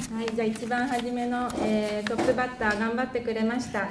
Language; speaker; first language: Japanese; native; Japanese